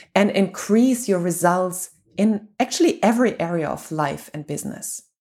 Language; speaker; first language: English; non-native, fluent; German